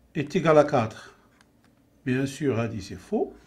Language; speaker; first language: French; non-native, local second language; Arabic